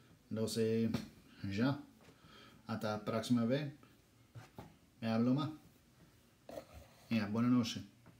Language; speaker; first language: Spanish; non-native, learner; English